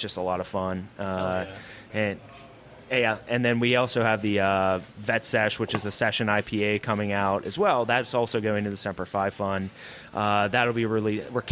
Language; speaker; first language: English; native; English